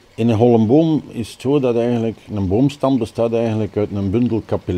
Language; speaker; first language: German; non-native, learner; Dutch